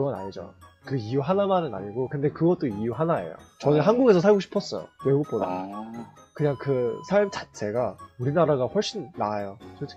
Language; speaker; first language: Korean; early bilingual, heritage; Korean